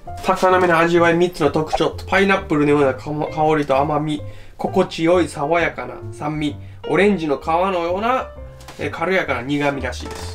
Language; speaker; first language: Japanese; native; Japanese